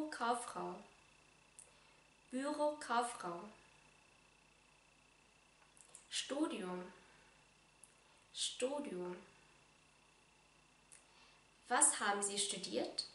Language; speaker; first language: German; non-native, fluent; Vietnamese